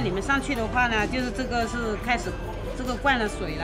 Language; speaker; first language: Chinese; native; Chinese